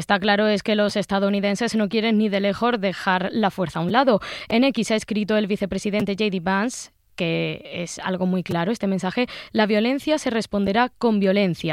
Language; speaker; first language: Spanish; native; Spanish